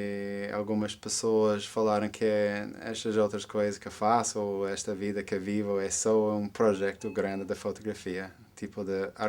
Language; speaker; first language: Portuguese; non-native, fluent; English